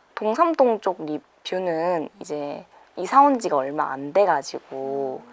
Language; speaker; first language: Korean; native; Korean